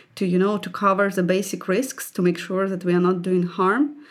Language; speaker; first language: English; non-native, fluent; Ukrainian